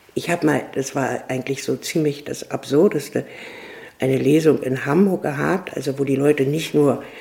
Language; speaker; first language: German; native; German